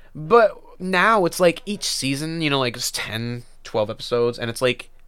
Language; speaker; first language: English; early bilingual, other home language; Filipino